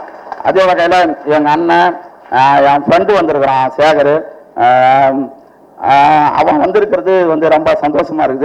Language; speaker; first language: Tamil; native; Tamil